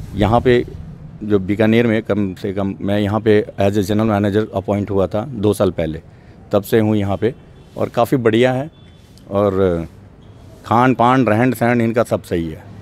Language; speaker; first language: Hindi; native; Hindi